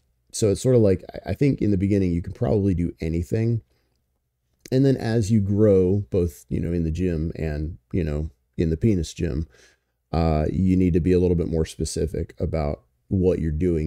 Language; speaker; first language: English; native; English